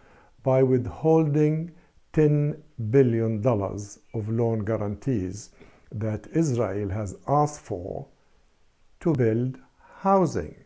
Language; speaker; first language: English; non-native, fluent; Arabic